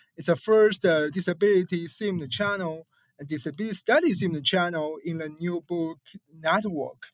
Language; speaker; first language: English; non-native, fluent; Chinese